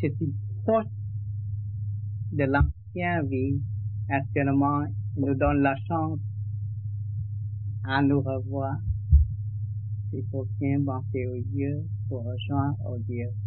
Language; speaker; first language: French; non-native, learner; Vietnamese